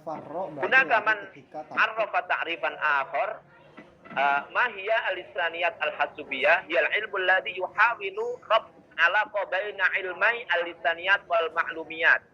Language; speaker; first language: Arabic; non-native, fluent; Indonesian